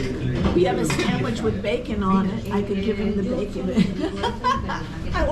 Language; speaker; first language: English; native; English